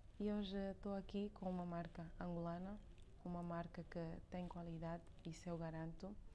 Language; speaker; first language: Portuguese; native; Portuguese